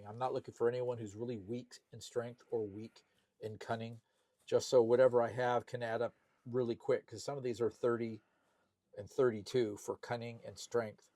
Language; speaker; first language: English; native; English